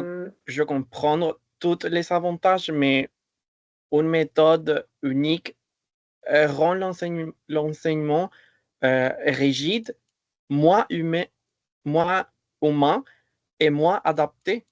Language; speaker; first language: French; non-native, fluent; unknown